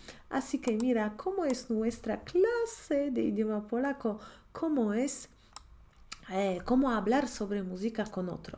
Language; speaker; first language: Spanish; non-native, fluent; Polish